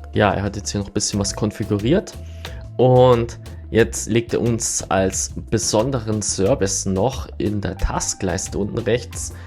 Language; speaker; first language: German; native; German